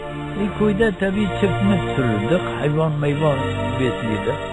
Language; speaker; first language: Turkish; non-native, local second language; Kurdish